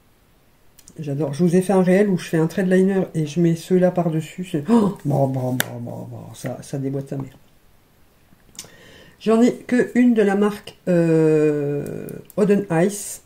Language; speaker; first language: French; native; French